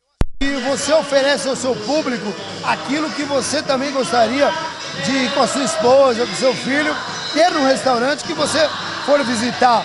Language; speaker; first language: Portuguese; native; Portuguese